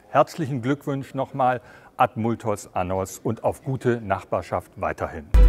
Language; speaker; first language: German; native; German